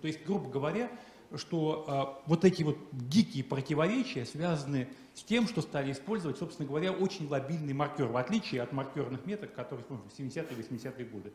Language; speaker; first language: Russian; native; Russian